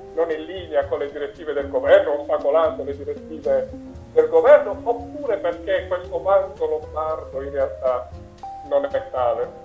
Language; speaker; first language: Italian; native; Italian